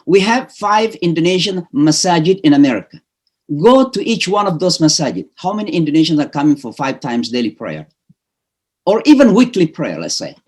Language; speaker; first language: English; non-native, fluent; Indonesian